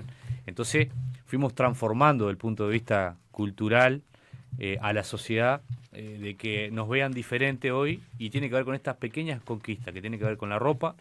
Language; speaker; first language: Spanish; native; Spanish